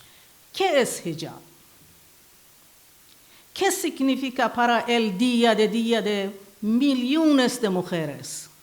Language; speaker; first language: Spanish; non-native, learner; Persian